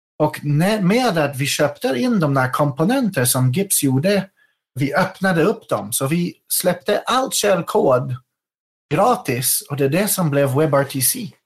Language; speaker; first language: Swedish; non-native, fluent; French